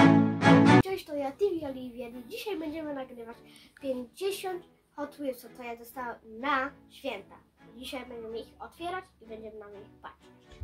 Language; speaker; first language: Polish; early bilingual, heritage; Polish